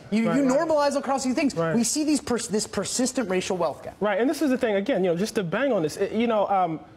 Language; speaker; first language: English; native; English